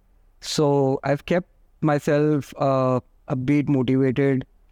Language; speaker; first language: English; non-native, local second language; Hindi